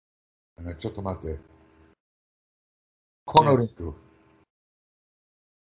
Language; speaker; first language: Japanese; non-native, learner; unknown